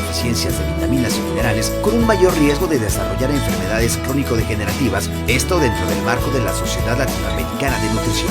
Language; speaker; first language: Spanish; native; Spanish